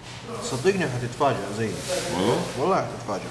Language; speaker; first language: Arabic; native; Arabic